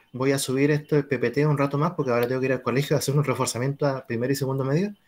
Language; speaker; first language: Spanish; native; Spanish